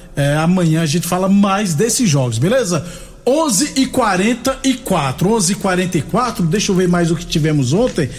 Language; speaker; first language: Portuguese; native; Portuguese